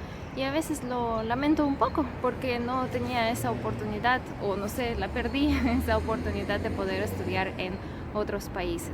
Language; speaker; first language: Spanish; non-native, fluent; Russian